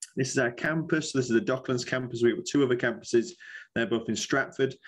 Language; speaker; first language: English; native; English